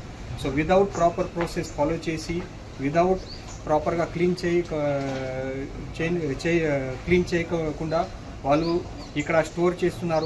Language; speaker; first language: Telugu; non-native, local second language; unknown